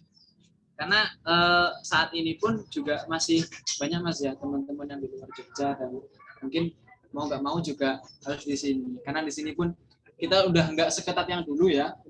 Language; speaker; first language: Indonesian; native; Indonesian